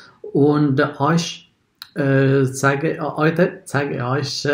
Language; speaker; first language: German; non-native, fluent; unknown